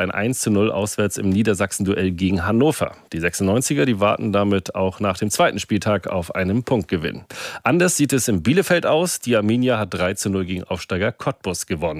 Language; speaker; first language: German; native; German